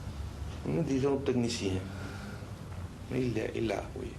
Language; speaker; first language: French; non-native, fluent; Spanish